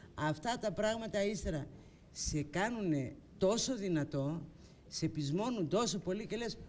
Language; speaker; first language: Greek; native; Greek